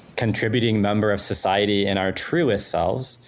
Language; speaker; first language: English; non-native, fluent; Spanish